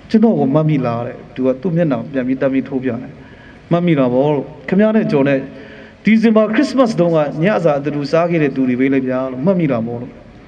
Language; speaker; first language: Burmese; non-native, local second language; Kachin